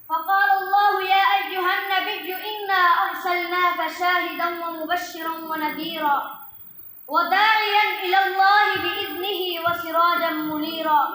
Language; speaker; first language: Arabic; non-native, learner; Urdu